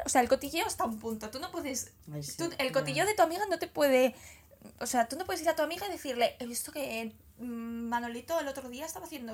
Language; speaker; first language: Spanish; native; Spanish